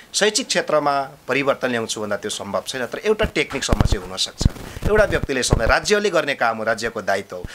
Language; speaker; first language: Nepali; non-native, local second language; Limbu